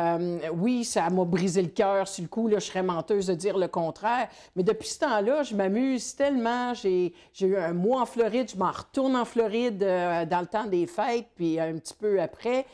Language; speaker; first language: French; native; French